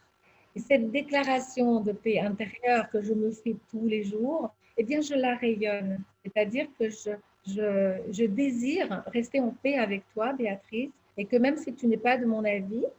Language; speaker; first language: French; native; French